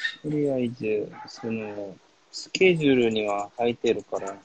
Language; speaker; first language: Japanese; non-native, fluent; Korean